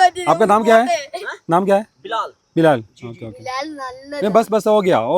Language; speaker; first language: Hindi; non-native, learner; Malayalam